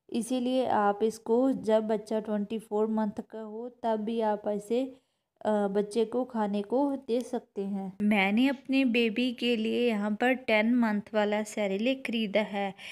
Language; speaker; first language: Hindi; non-native, local second language; Punjabi